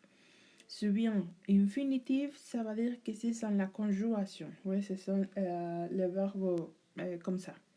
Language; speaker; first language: French; non-native, learner; Spanish